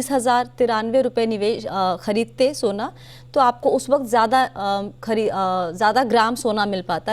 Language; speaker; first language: Hindi; native; Hindi